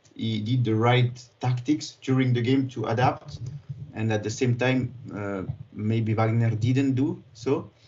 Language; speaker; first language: English; non-native, fluent; French